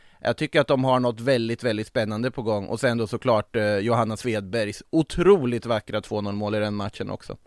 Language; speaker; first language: Swedish; native; Swedish